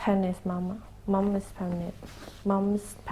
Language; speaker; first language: English; non-native, learner; Thai